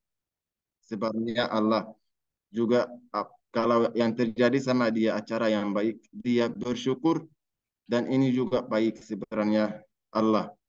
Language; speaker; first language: Indonesian; non-native, learner; Arabic